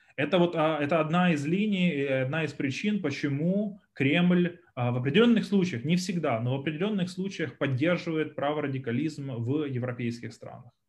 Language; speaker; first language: Russian; native; Russian